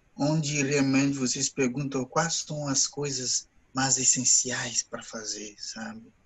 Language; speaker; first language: Portuguese; non-native, fluent; Ewe